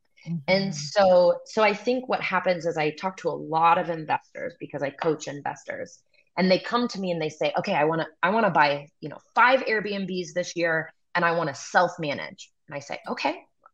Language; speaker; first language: English; native; English